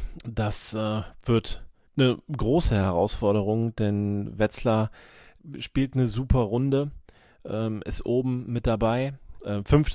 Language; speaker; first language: German; native; German